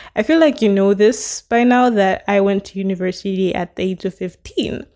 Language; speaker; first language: English; non-native, local second language; Nyanja